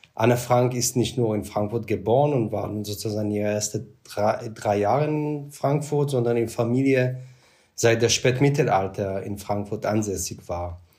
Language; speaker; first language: German; non-native, fluent; Hebrew